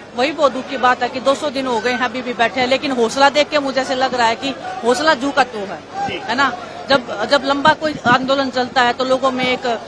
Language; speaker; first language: Hindi; native; Hindi